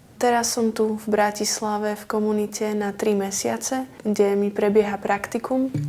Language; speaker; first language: Slovak; early bilingual, heritage; Slovak